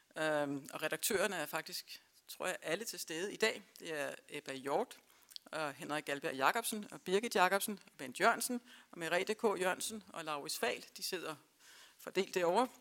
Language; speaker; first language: Danish; native; Danish